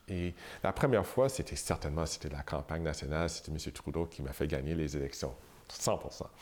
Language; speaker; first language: French; non-native, local second language; English